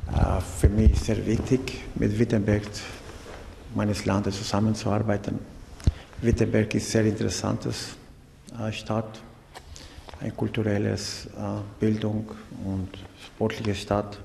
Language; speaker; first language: German; non-native, fluent; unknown